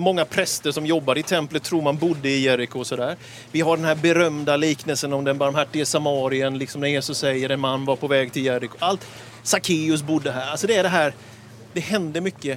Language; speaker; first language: Swedish; native; Swedish